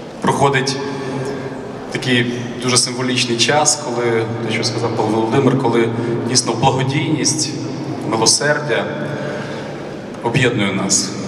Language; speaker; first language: Ukrainian; native; Ukrainian